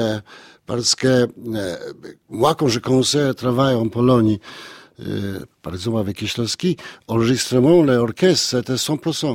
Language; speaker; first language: French; non-native, learner; Polish